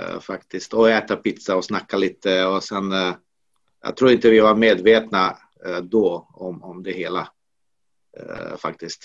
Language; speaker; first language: Swedish; non-native, fluent; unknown